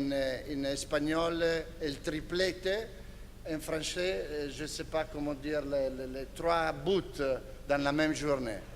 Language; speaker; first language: French; non-native, fluent; Italian